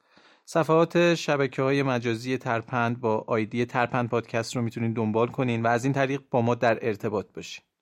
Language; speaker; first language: Persian; native; Persian